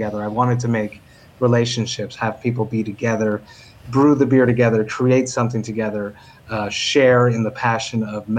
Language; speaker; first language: English; native; English